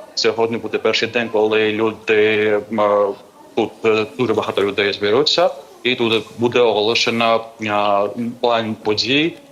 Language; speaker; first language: Ukrainian; non-native, fluent; Georgian